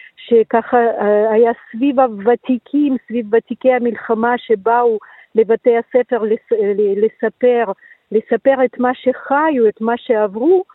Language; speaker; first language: Hebrew; non-native, fluent; Russian